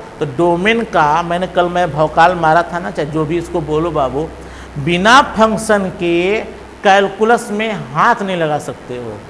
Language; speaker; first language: Hindi; native; Hindi